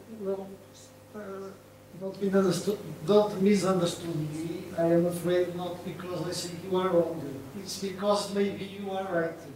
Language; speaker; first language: English; non-native, learner; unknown